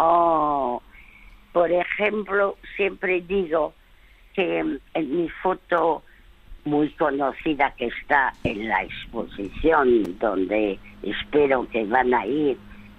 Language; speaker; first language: Spanish; early bilingual, other home language; French